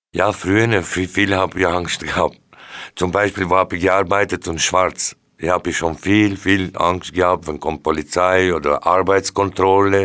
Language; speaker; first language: German; non-native, learner; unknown